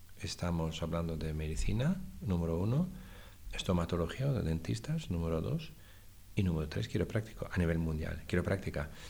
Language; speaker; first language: Spanish; non-native, fluent; Dutch